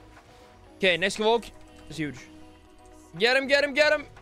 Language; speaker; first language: English; non-native, fluent; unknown